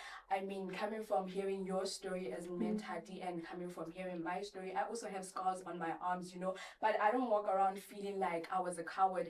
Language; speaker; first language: English; non-native, local second language; Southern Sotho